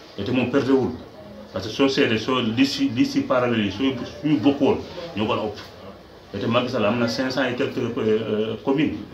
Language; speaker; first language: Wolof; non-native, local second language; Fula